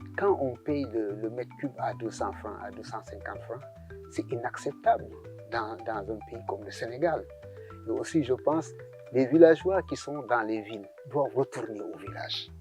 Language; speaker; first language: French; non-native, local second language; Serer